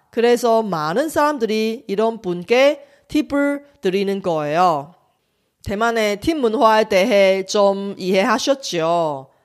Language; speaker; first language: Korean; non-native, fluent; Chinese